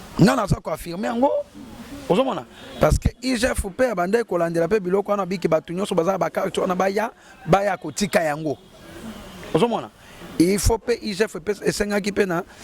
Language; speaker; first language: Lingala; native; Lingala